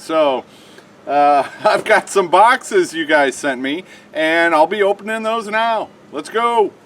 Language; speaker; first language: English; native; English